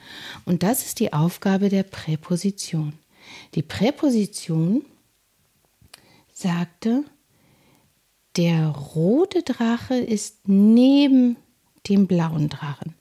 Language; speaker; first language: German; native; German